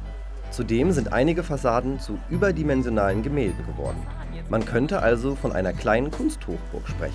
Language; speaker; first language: German; native; German